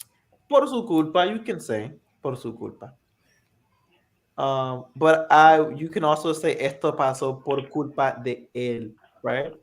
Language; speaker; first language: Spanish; non-native, fluent; English